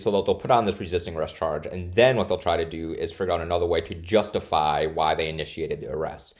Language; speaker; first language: English; native; English